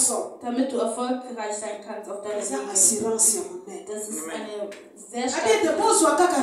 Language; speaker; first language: German; non-native, fluent; Lingala